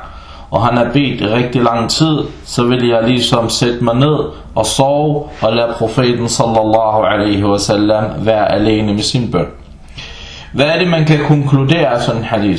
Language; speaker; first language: Danish; non-native, fluent; Arabic